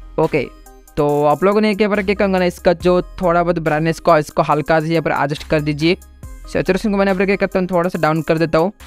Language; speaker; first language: Hindi; non-native, local second language; Odia